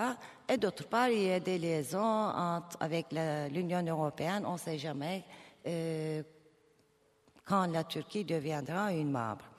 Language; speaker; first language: French; non-native, fluent; Turkish